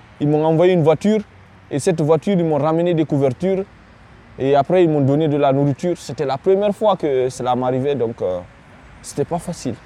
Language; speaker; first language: French; non-native, local second language; Fula